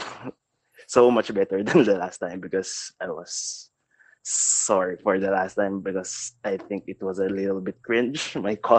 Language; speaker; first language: English; non-native, local second language; Filipino